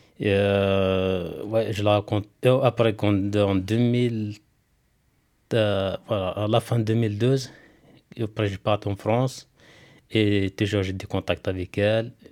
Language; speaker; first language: French; non-native, local second language; Kabyle